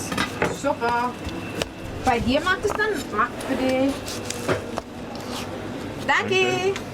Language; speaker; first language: German; non-native, fluent; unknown